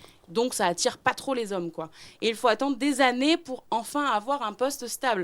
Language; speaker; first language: French; native; French